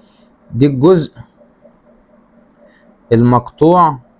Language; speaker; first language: Arabic; native; Arabic